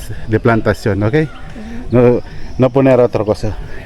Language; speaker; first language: Spanish; non-native, learner; Filipino